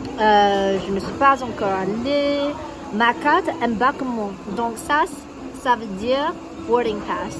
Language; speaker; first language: French; non-native, learner; English